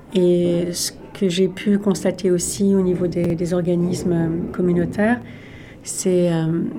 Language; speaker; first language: French; native; French